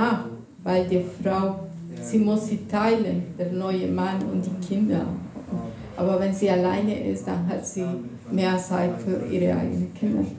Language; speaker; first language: German; non-native, fluent; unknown